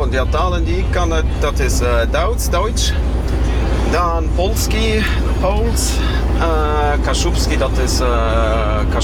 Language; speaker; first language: Dutch; non-native, fluent; Kashubian